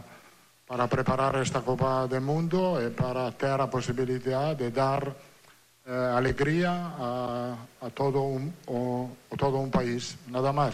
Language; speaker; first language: Portuguese; non-native, learner; Italian